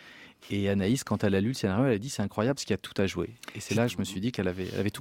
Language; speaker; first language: French; native; French